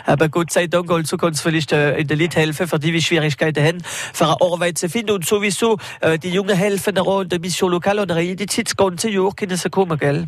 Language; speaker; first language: German; non-native, local second language; French